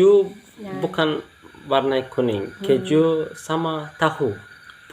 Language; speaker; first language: Indonesian; non-native, learner; Turkish